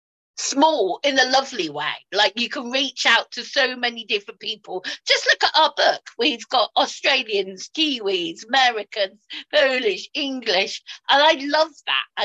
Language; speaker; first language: English; native; English